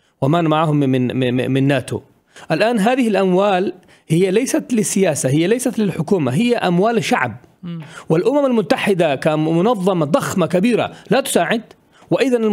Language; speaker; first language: Arabic; non-native, fluent; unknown